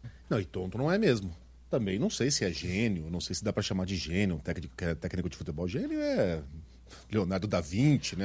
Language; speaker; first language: Portuguese; native; Portuguese